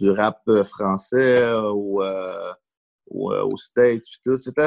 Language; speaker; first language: French; native; French